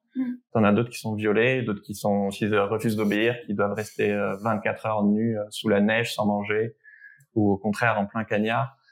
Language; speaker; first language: French; native; French